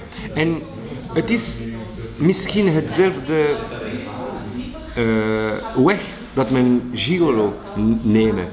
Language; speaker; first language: Dutch; non-native, local second language; French